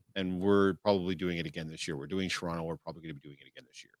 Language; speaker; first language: English; native; English